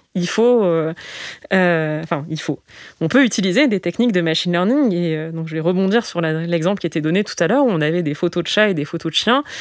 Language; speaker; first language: French; native; French